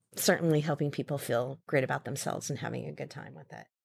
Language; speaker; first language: English; native; English